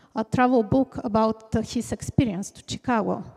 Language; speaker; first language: English; non-native, fluent; Bulgarian